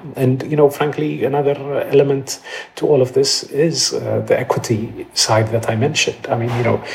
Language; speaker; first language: English; non-native, fluent; Amharic